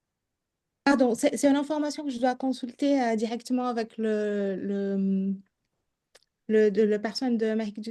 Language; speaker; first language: French; non-native, fluent; Portuguese